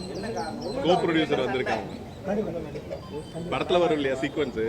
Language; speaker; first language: Tamil; native; Tamil